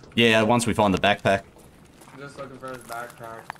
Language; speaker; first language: English; native; English